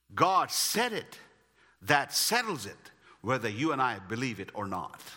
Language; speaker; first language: English; non-native, local second language; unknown